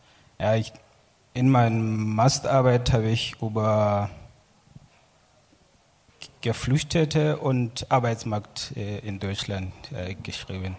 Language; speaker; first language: German; non-native, learner; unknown